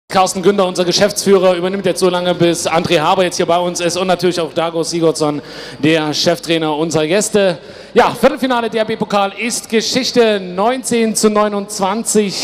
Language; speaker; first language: German; native; German